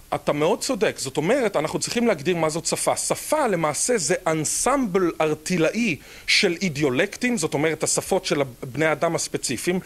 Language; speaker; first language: Hebrew; native; Hebrew